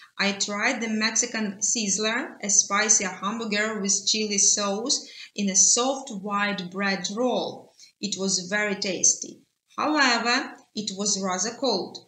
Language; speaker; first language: English; non-native, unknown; Ukrainian